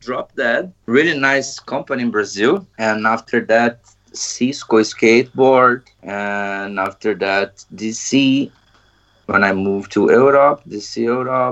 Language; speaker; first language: English; non-native, learner; Portuguese